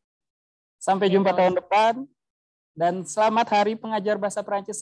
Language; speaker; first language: Indonesian; native; Indonesian